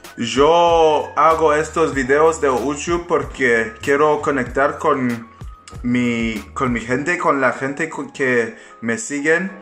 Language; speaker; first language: Spanish; non-native, learner; English